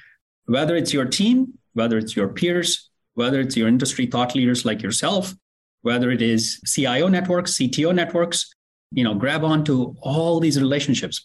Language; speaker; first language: English; non-native, local second language; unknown